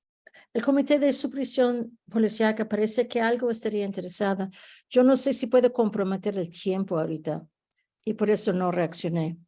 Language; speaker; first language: Spanish; early bilingual, heritage; Spanish